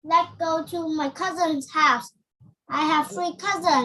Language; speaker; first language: English; non-native, learner; Vietnamese